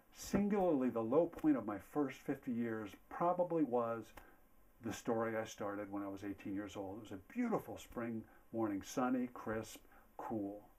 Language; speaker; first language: English; native; English